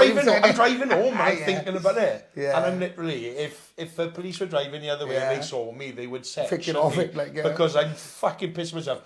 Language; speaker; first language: English; native; English